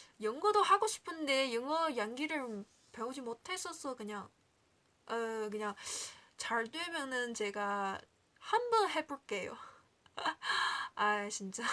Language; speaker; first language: Korean; non-native, learner; Chinese